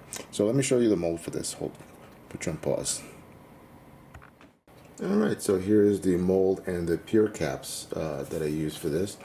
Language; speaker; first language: English; native; English